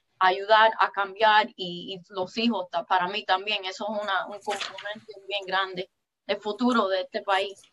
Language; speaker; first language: Spanish; early bilingual, heritage; English